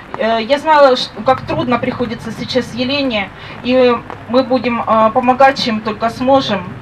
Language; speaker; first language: Russian; native; Russian